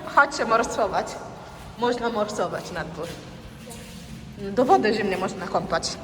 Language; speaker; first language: Polish; non-native, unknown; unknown